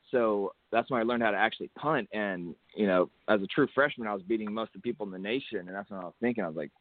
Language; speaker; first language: English; native; English